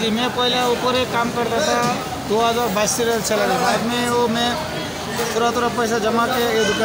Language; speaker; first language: Hindi; non-native, learner; Bangla